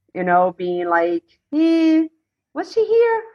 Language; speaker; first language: English; non-native, fluent; Portuguese